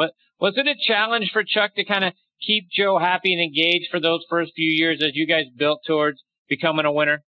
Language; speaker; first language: English; native; English